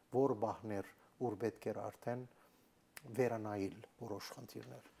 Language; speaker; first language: Armenian; native; Armenian